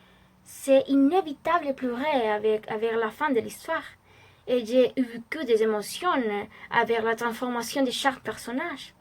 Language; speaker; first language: French; non-native, learner; Spanish